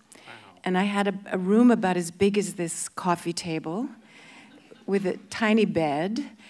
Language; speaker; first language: English; native; English